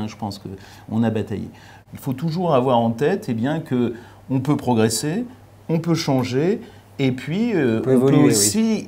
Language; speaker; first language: French; native; French